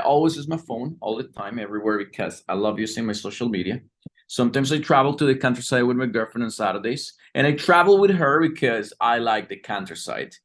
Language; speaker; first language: English; non-native, fluent; Spanish